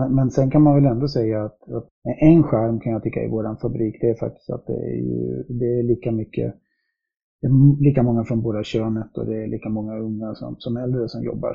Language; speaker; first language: Swedish; native; Swedish